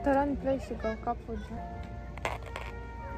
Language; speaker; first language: Korean; non-native, learner; Ukrainian